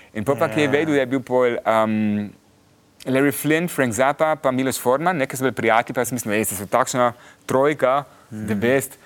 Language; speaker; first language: Slovenian; early bilingual, heritage; Slovenian